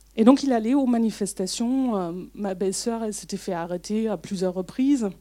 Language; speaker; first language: French; non-native, fluent; German